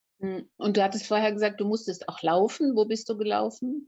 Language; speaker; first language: German; native; German